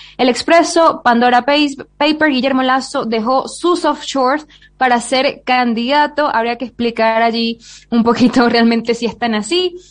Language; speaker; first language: Spanish; native; Spanish